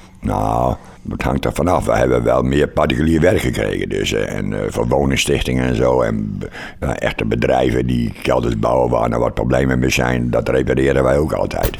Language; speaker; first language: Dutch; non-native, local second language; Western Frisian